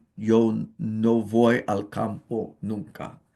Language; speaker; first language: Spanish; non-native, fluent; English